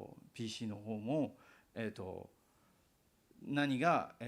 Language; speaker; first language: Japanese; non-native, learner; English